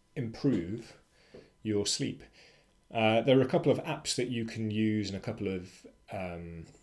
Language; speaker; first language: English; native; English